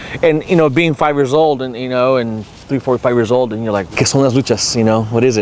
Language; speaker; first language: English; early bilingual, other home language; Spanish